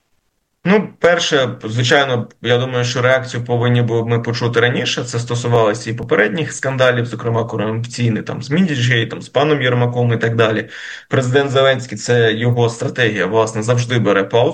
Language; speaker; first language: Ukrainian; native; Ukrainian